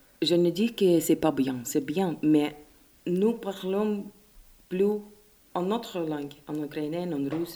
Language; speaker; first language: French; non-native, learner; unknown